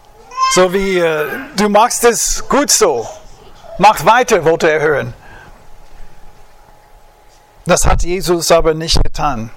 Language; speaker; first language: German; non-native, fluent; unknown